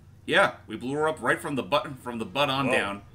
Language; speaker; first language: English; native; English